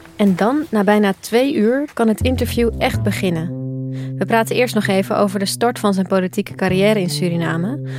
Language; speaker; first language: Dutch; native; Dutch